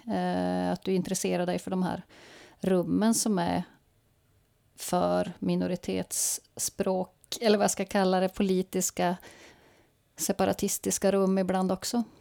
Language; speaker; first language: Swedish; native; Swedish